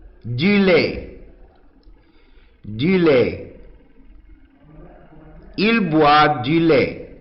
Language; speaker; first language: French; non-native, fluent; Arabic